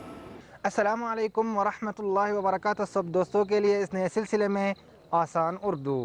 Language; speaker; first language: Hindi; non-native, learner; Arabic